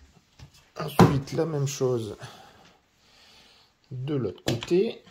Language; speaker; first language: French; native; French